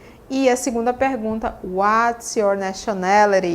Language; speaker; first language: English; non-native, fluent; Portuguese